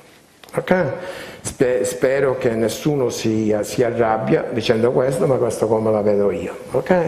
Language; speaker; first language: Italian; early bilingual, heritage; Italian